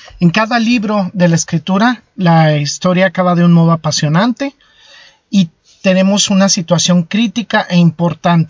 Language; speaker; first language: Spanish; native; Spanish